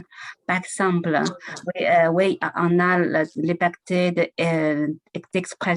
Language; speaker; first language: French; non-native, learner; Chinese